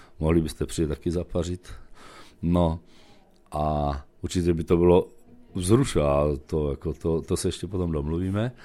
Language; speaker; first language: Czech; native; Czech